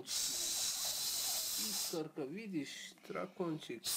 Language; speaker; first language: Russian; early bilingual, heritage; Russian